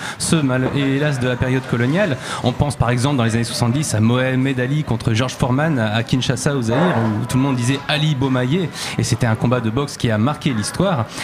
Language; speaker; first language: French; native; French